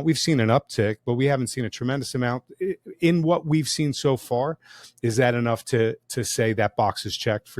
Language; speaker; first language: English; native; English